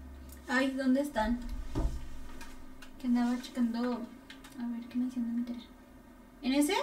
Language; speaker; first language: Spanish; native; Spanish